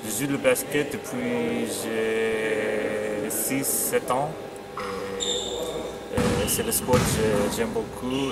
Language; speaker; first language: French; non-native, fluent; English